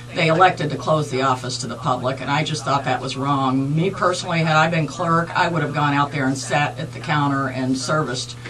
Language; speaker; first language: English; native; English